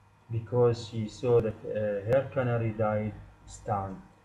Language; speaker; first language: English; non-native, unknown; Arabic